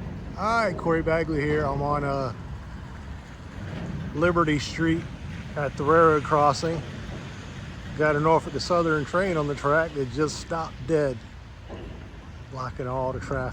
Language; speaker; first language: English; native; English